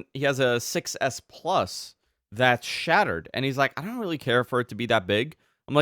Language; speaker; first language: English; native; English